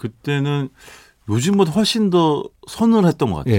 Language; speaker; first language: Korean; native; Korean